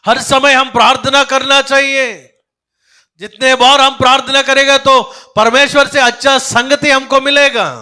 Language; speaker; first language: Hindi; non-native, local second language; Telugu